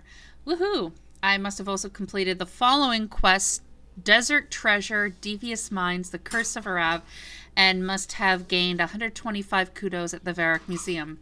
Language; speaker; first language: English; native; English